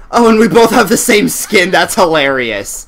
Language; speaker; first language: English; native; English